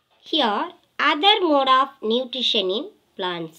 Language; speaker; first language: English; non-native, local second language; Tamil